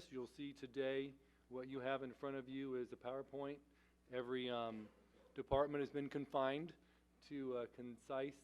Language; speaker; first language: English; native; English